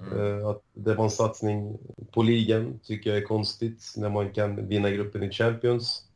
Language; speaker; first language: Swedish; early bilingual, other home language; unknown